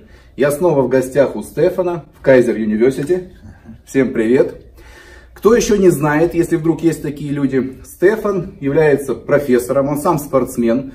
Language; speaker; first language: Russian; native; Russian